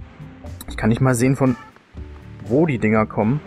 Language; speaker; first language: German; native; German